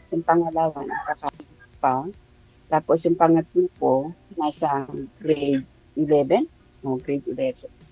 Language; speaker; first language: Filipino; non-native, local second language; Iloko